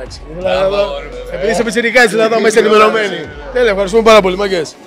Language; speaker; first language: Greek; native; Greek